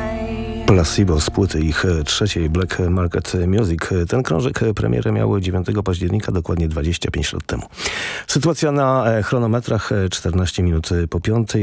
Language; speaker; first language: Polish; native; Polish